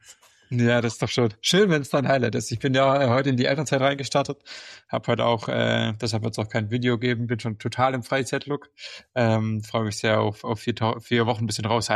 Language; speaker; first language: German; native; German